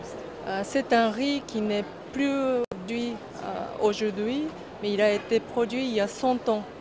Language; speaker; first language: French; non-native, fluent; Japanese